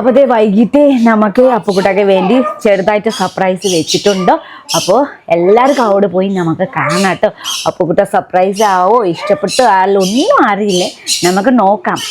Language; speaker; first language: Malayalam; non-native, learner; Nepali